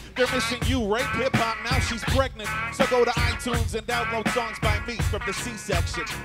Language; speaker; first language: English; native; English